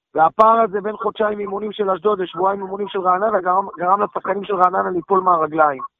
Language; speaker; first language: Hebrew; native; Hebrew